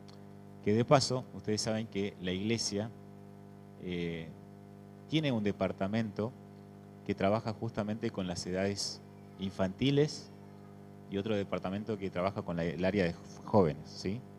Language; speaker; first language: Spanish; native; Spanish